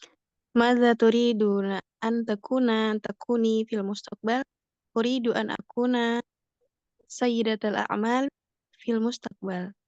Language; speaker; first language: Arabic; non-native, learner; Indonesian